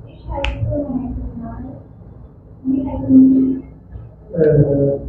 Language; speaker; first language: German; non-native, learner; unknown